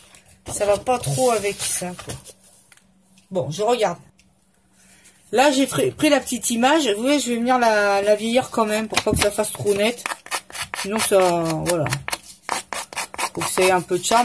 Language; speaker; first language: French; native; French